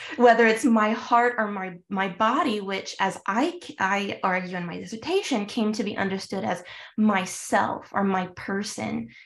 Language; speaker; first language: English; early bilingual, other home language; French